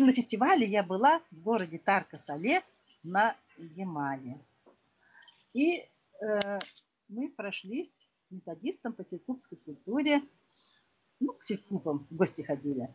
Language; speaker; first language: Russian; non-native, local second language; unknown